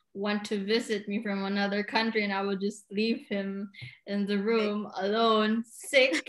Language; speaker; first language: English; non-native, local second language; Cebuano